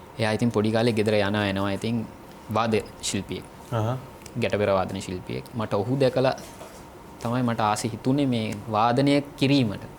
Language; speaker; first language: Sinhala; native; Sinhala